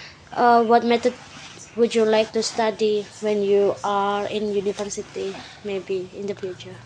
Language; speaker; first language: English; non-native, learner; Indonesian